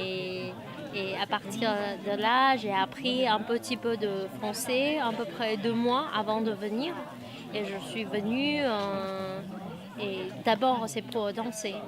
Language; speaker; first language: French; non-native, fluent; Chinese